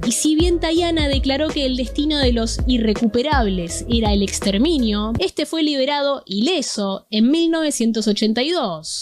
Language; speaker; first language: Spanish; native; Spanish